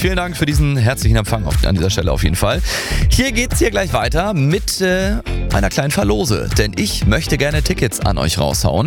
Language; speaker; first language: German; native; German